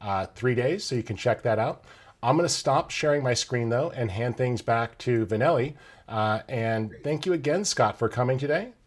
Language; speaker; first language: English; native; English